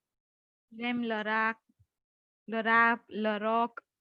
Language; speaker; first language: French; non-native, fluent; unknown